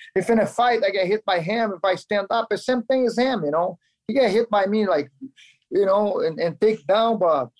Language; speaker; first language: English; non-native, learner; Kyrgyz